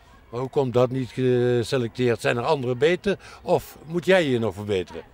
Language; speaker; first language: Dutch; native; Dutch